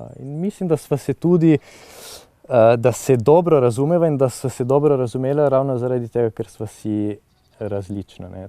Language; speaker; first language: Slovenian; non-native, local second language; Italian